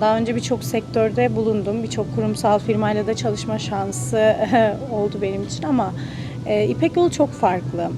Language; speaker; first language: Turkish; native; Turkish